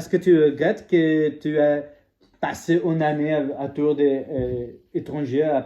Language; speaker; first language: French; non-native, learner; English